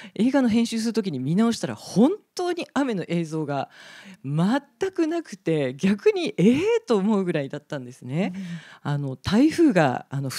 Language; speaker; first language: Japanese; native; Japanese